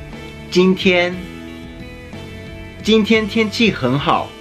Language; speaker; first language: Chinese; non-native, fluent; Japanese